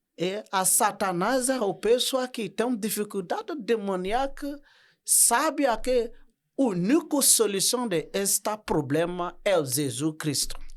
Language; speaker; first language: Portuguese; non-native, learner; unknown